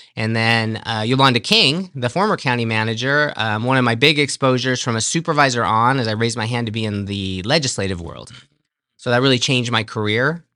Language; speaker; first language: English; native; English